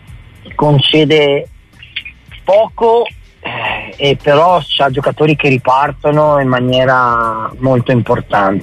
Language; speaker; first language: Italian; native; Italian